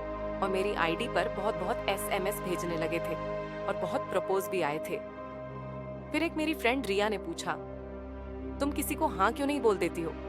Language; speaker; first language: Hindi; native; Hindi